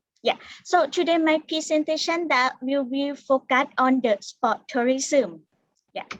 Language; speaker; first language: English; non-native, learner; Thai